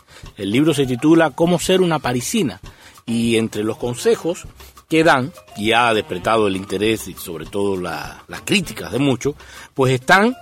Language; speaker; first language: Spanish; native; Spanish